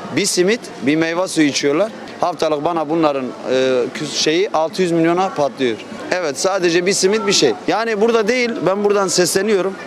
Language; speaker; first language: Turkish; non-native, local second language; Kurdish